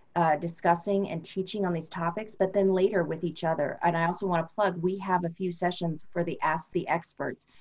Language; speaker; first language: English; native; English